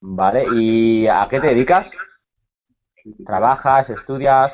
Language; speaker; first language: Spanish; native; Spanish